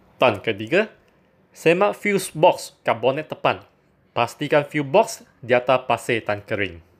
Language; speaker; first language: Malay; non-native, local second language; Chinese